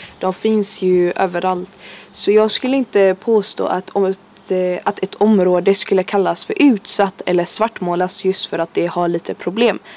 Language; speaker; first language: Swedish; early bilingual, other home language; Arabic